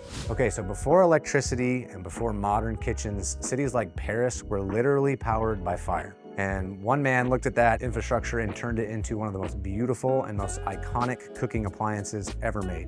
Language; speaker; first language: English; native; English